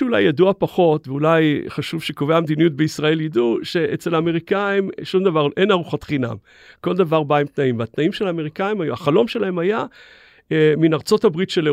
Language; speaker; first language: Hebrew; native; Hebrew